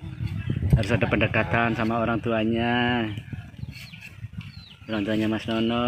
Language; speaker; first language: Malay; non-native, local second language; Javanese